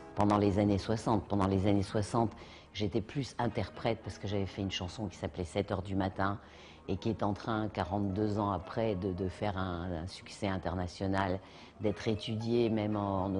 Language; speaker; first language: French; native; French